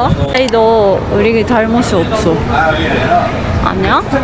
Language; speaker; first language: Korean; non-native, fluent; Japanese